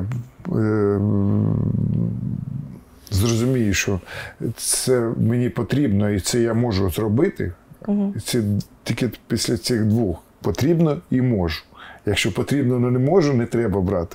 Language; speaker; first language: Ukrainian; non-native, local second language; Russian